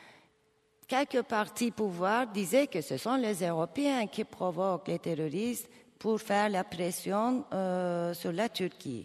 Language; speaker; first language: French; non-native, fluent; Turkish